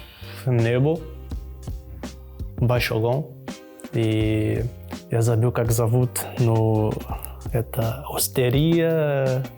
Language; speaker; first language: Russian; non-native, learner; Portuguese